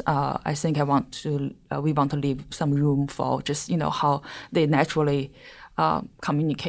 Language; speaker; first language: English; non-native, fluent; Chinese